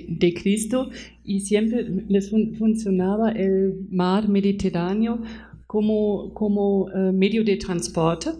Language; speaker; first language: Spanish; non-native, fluent; German